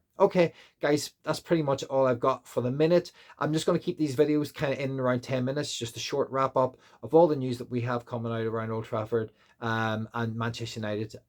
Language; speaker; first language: English; native; English